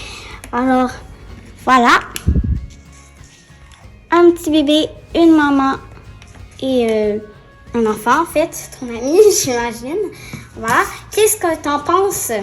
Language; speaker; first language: French; native; French